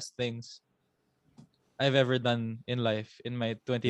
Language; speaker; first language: English; non-native, local second language; Filipino